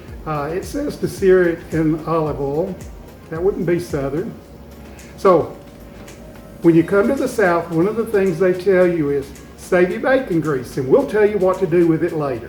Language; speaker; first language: English; native; English